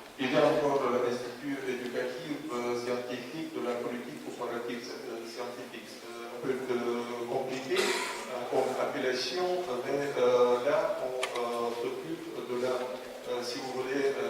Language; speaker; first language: French; non-native, fluent; Russian